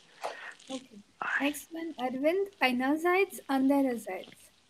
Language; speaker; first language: German; non-native, fluent; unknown